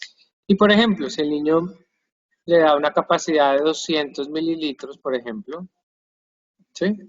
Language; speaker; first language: Spanish; native; Spanish